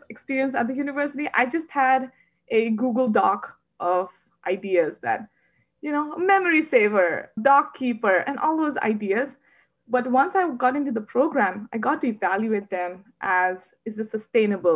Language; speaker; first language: English; non-native, local second language; Hindi